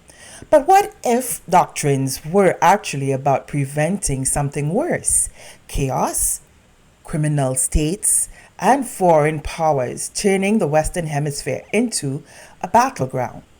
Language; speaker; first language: English; native; English